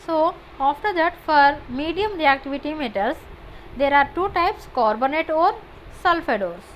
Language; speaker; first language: English; non-native, local second language; Telugu